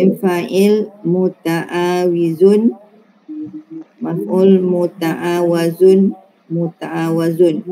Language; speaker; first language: Arabic; non-native, learner; Malay